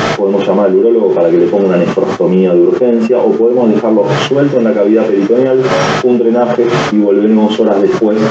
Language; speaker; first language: Spanish; native; Spanish